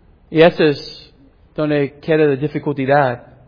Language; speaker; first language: Spanish; non-native, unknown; English